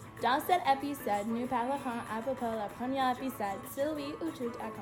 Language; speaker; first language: French; non-native, learner; English